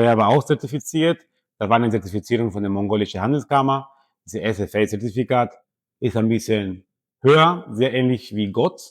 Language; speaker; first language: German; non-native, fluent; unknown